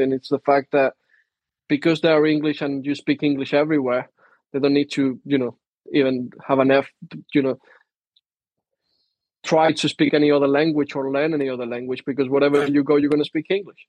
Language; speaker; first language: English; non-native, fluent; Spanish